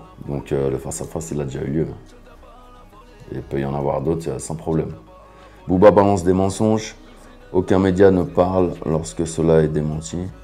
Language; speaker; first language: French; native; French